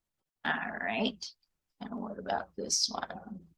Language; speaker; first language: English; non-native, fluent; Chinese